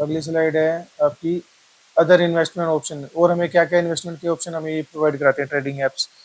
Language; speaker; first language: Hindi; native; Hindi